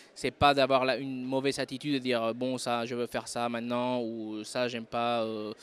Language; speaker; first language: French; non-native, fluent; Spanish